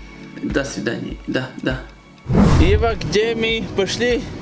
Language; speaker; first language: Russian; non-native, learner; Latvian